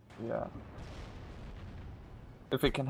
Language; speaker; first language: English; native; English